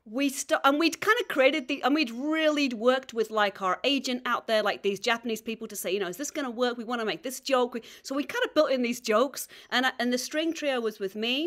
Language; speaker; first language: English; native; English